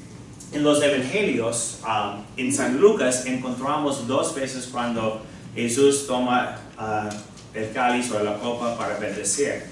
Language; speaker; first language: Spanish; non-native, fluent; English